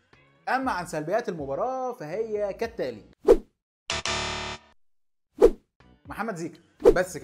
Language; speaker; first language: Arabic; native; Arabic